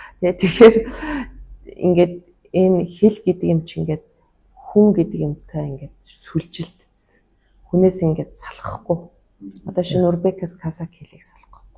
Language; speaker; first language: Mongolian; non-native, local second language; Kazakh